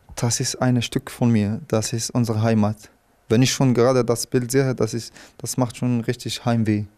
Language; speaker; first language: German; non-native, fluent; Arabic